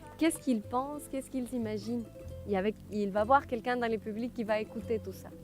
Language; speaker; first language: French; non-native, fluent; Spanish